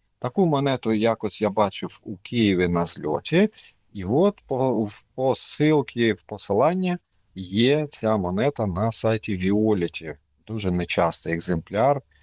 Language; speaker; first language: Ukrainian; non-native, local second language; Russian